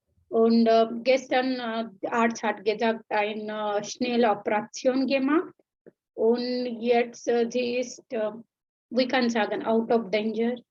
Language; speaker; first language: German; non-native, learner; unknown